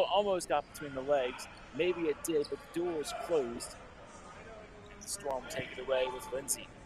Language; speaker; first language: English; native; English